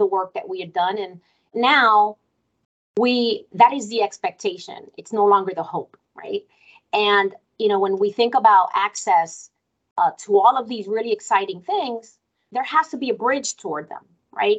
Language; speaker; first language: English; early bilingual, other home language; Spanish